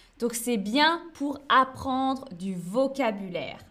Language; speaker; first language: French; native; French